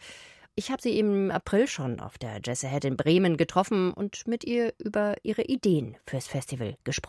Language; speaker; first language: German; native; German